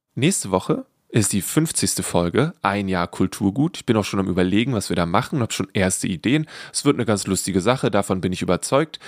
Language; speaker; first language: German; native; German